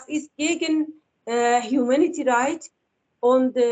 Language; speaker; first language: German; non-native, learner; Persian